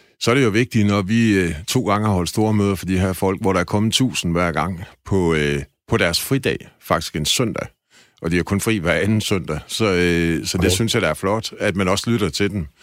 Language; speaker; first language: Danish; native; Danish